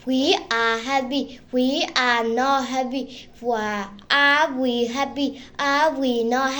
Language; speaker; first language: English; non-native, learner; Burmese